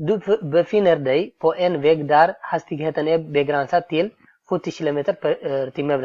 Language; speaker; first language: Swedish; non-native, fluent; Tigrinya